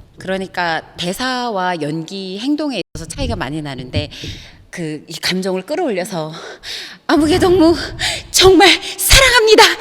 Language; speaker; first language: Korean; native; Korean